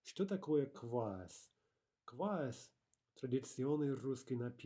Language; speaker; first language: Russian; non-native, fluent; English